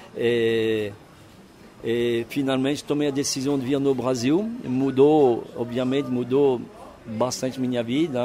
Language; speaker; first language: Portuguese; non-native, fluent; French